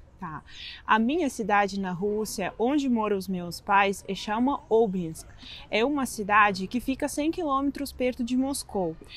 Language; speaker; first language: Portuguese; non-native, fluent; Russian